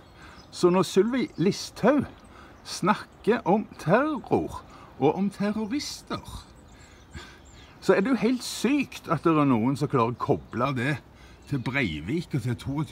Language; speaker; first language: Norwegian; native; Norwegian